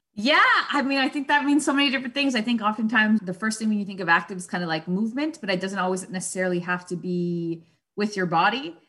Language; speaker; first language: English; non-native, fluent; Spanish